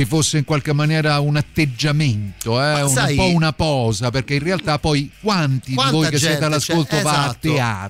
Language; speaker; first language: Italian; native; Italian